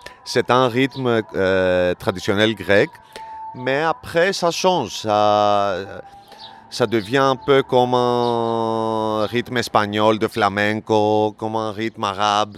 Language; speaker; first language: French; non-native, learner; Greek